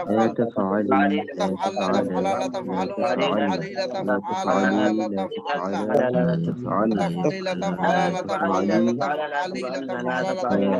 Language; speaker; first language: Arabic; non-native, learner; Bangla